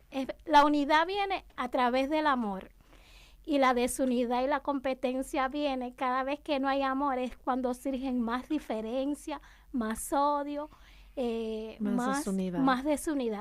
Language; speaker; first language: Spanish; native; Spanish